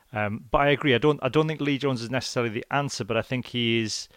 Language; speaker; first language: English; native; English